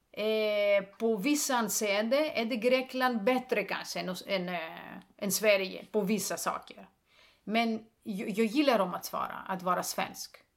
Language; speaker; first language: Swedish; non-native, fluent; Greek